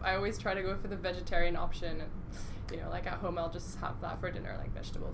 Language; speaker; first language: English; non-native, local second language; Cantonese